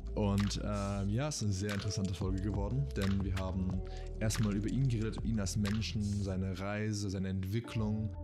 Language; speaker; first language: German; early bilingual, heritage; German